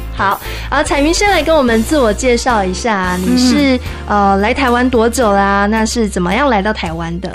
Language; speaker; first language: Chinese; native; Chinese